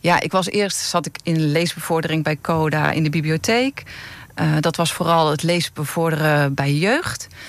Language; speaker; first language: Dutch; native; Dutch